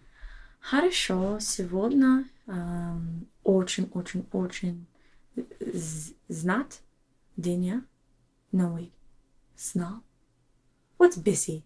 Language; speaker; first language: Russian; non-native, learner; English